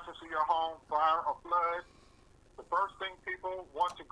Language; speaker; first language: English; native; English